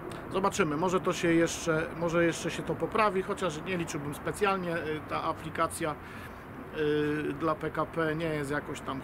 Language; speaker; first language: Polish; native; Polish